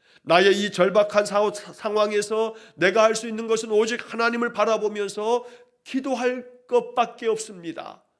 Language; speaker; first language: Korean; native; Korean